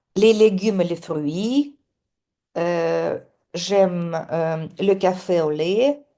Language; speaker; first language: French; non-native, learner; Russian